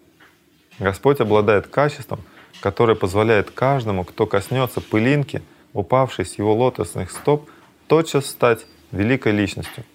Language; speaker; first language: Russian; native; Russian